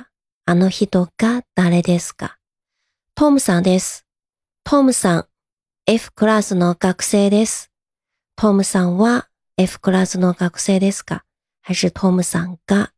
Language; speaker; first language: Japanese; non-native, fluent; Chinese